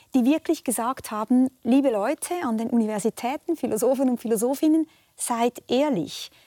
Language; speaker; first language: German; native; German